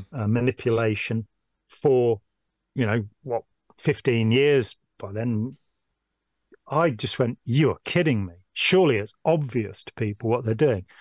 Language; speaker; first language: English; native; English